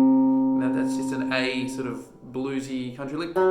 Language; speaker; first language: English; native; English